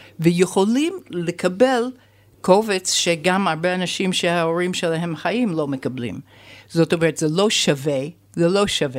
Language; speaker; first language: Hebrew; non-native, fluent; English